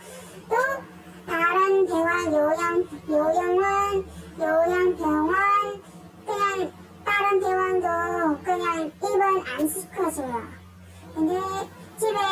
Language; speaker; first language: Korean; non-native, learner; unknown